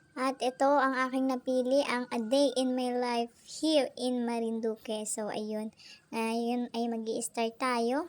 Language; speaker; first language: Filipino; native; Filipino